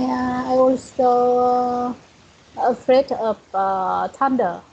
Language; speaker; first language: English; non-native, learner; Vietnamese